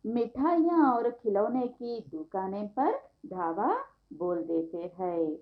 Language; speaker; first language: Hindi; non-native, local second language; Telugu